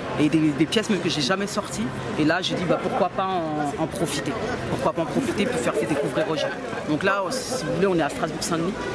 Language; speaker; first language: French; early bilingual, other home language; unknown